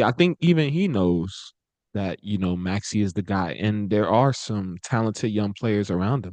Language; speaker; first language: English; native; English